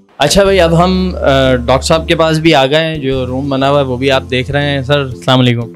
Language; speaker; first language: Urdu; native; Urdu